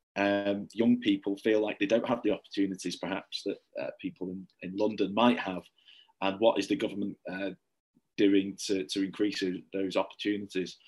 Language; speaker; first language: English; native; English